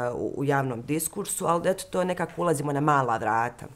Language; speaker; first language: Bosnian; native; Bosnian